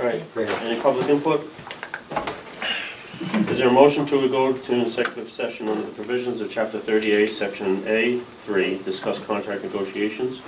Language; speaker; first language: English; native; English